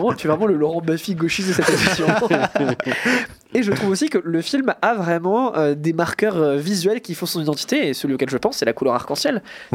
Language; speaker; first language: French; native; French